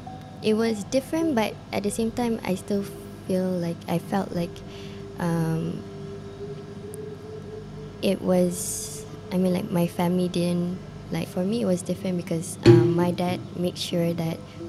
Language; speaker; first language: English; non-native, local second language; Malay